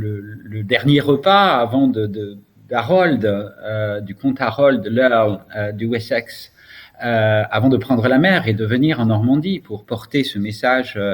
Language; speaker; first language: French; native; French